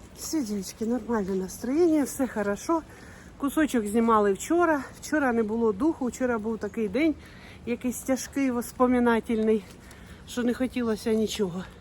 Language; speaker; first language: Ukrainian; native; Ukrainian